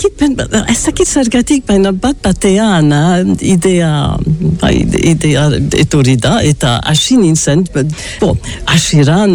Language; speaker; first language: Basque; early bilingual, heritage; English